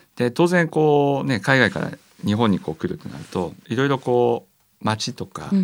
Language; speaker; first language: Japanese; native; Japanese